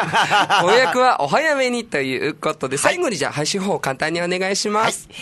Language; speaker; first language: Japanese; native; Japanese